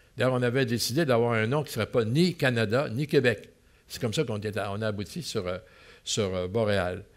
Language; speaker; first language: French; native; French